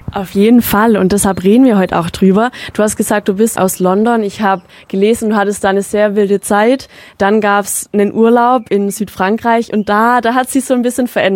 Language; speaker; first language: German; native; German